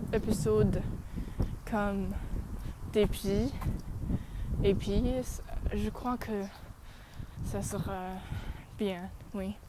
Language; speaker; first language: French; non-native, learner; English